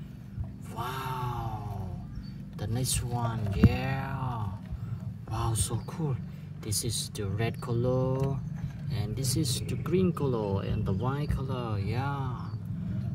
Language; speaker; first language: English; non-native, learner; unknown